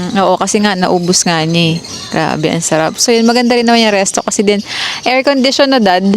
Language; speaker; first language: Filipino; non-native, local second language; Waray